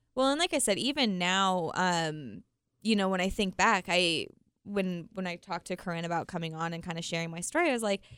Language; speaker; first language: English; native; English